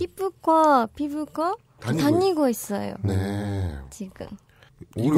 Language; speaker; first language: Korean; non-native, learner; Japanese